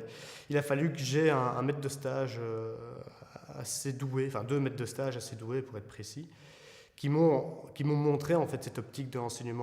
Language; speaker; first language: French; native; French